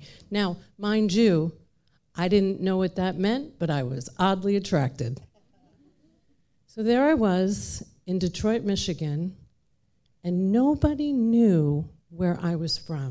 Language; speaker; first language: English; native; English